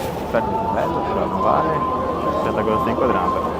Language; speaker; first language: Italian; native; Italian